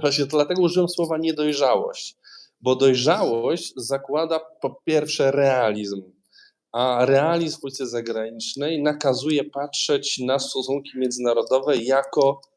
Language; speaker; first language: Polish; native; Polish